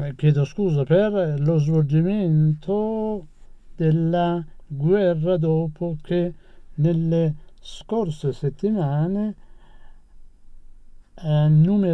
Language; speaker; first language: Italian; non-native, fluent; Persian